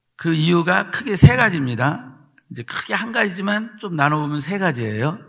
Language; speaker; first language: Korean; native; Korean